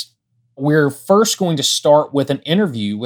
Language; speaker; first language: English; native; English